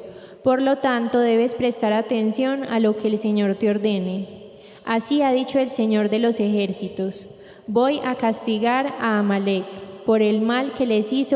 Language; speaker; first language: Spanish; native; Spanish